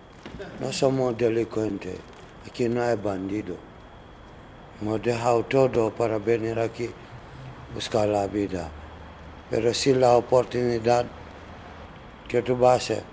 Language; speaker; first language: Spanish; non-native, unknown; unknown